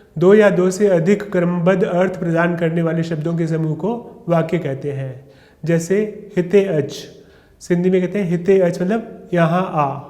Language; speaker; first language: Hindi; non-native, local second language; Sindhi